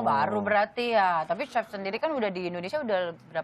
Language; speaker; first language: Indonesian; native; Indonesian